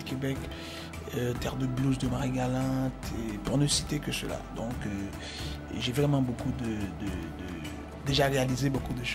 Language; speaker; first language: French; non-native, local second language; Haitian Creole